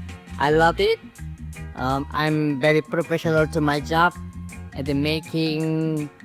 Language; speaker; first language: English; non-native, learner; Korean